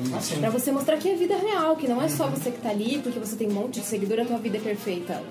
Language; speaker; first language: Portuguese; native; Portuguese